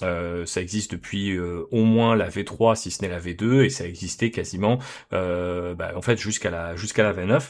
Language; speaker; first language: French; native; French